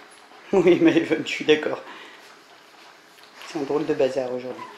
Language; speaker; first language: French; native; French